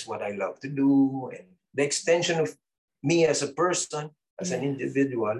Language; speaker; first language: English; non-native, local second language; Cebuano